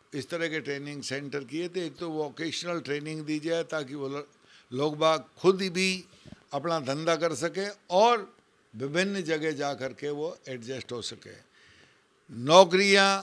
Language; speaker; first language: Hindi; native; Hindi